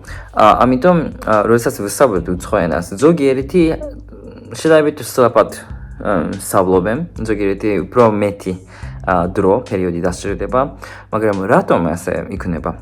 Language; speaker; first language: Georgian; non-native, fluent; Japanese